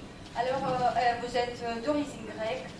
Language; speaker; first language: French; non-native, fluent; Greek